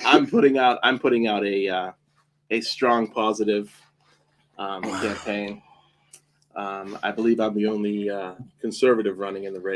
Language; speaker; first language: English; native; English